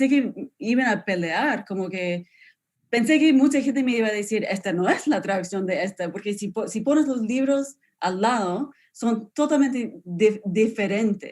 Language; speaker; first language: Spanish; non-native, fluent; English